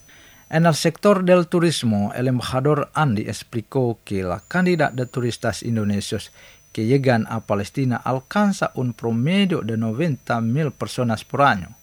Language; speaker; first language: Spanish; non-native, fluent; Indonesian